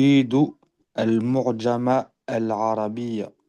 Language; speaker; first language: Arabic; non-native, learner; French